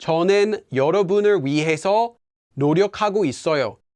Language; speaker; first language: Korean; non-native, fluent; English